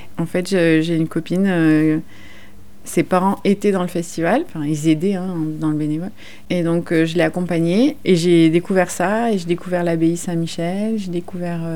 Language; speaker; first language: French; native; French